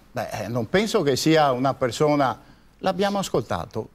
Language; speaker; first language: Italian; native; Italian